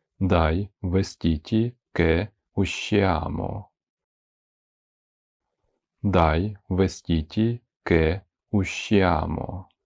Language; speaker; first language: Italian; non-native, fluent; Ukrainian